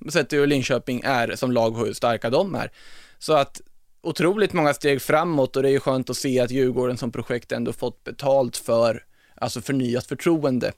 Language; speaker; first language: Swedish; native; Swedish